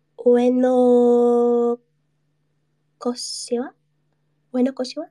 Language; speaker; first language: Japanese; non-native, learner; English